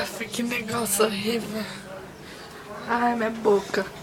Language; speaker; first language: Portuguese; native; Portuguese